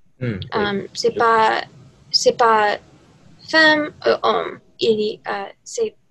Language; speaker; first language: French; non-native, learner; English